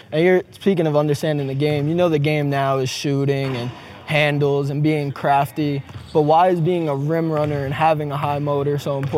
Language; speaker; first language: English; native; English